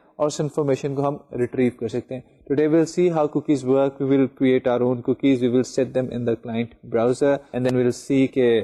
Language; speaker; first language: Urdu; native; Urdu